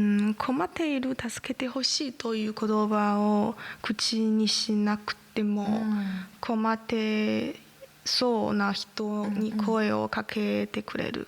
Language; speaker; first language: Japanese; non-native, learner; Chinese